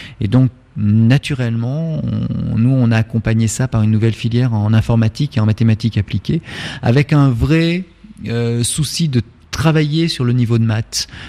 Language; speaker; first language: French; native; French